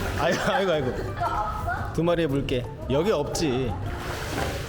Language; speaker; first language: Korean; native; Korean